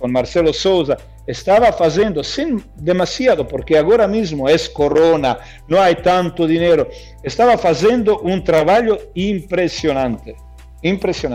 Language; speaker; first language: Portuguese; non-native, learner; Croatian